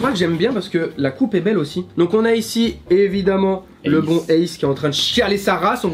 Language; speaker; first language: French; native; French